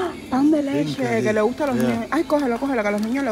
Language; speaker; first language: Spanish; native; Spanish